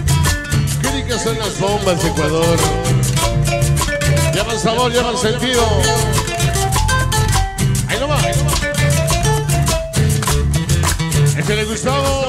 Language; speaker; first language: Spanish; native; Spanish